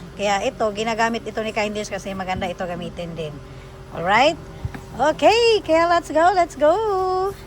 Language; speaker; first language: Filipino; non-native, local second language; Cebuano